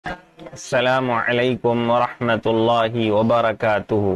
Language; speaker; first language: Arabic; non-native, fluent; Urdu